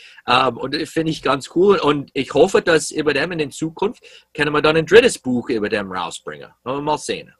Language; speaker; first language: German; early bilingual, heritage; English